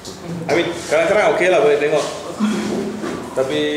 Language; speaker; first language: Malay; non-native, local second language; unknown